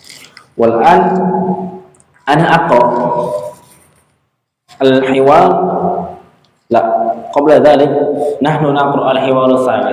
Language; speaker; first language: Arabic; non-native, fluent; Indonesian